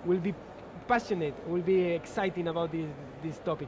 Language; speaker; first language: English; non-native, fluent; Spanish